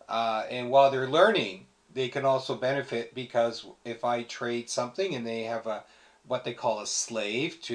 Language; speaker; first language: English; native; English